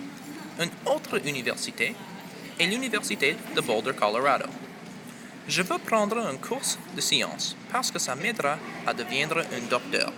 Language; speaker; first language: French; non-native, local second language; English